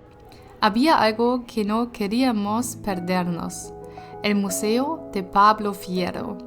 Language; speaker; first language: Spanish; non-native, fluent; German